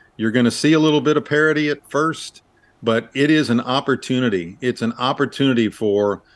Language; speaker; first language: English; native; English